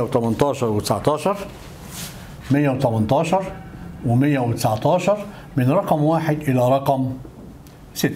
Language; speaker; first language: Arabic; native; Arabic